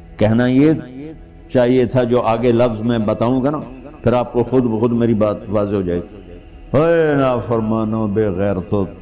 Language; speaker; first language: Urdu; non-native, local second language; Punjabi